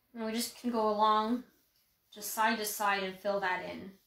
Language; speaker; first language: English; native; English